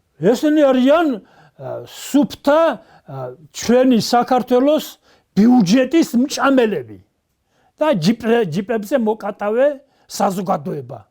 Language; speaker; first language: Georgian; non-native, local second language; Svan